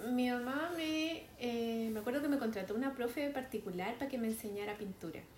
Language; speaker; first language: Spanish; native; Spanish